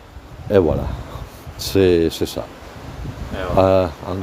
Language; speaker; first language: French; non-native, fluent; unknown